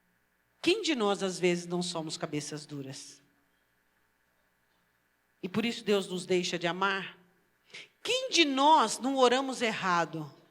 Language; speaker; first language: Portuguese; native; Portuguese